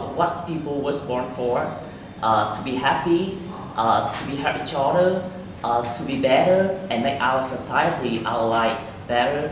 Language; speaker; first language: English; non-native, learner; Vietnamese